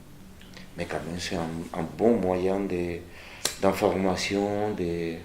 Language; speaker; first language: French; non-native, fluent; Spanish